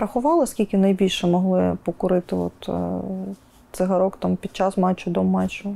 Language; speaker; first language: Ukrainian; native; Ukrainian